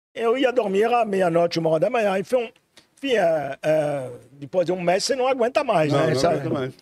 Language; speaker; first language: Portuguese; non-native, fluent; French